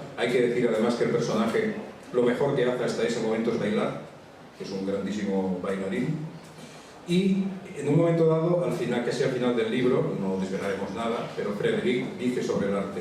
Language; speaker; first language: Spanish; native; Spanish